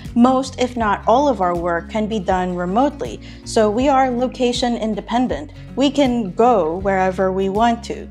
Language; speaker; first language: English; non-native, local second language; Filipino